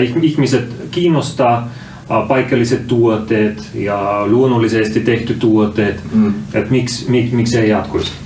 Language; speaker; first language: Finnish; non-native, fluent; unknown